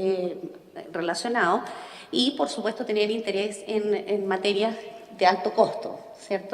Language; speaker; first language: Spanish; native; Spanish